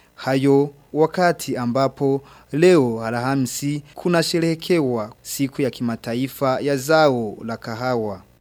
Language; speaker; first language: Swahili; non-native, local second language; Rundi